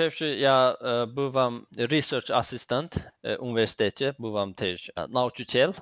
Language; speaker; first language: Polish; non-native, learner; Azerbaijani